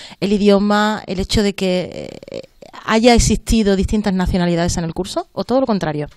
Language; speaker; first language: Spanish; native; Spanish